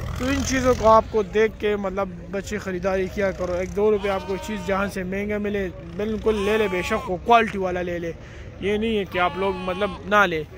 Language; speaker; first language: Urdu; non-native, local second language; Pashto